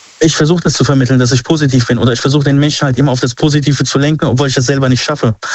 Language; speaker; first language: German; non-native, fluent; Arabic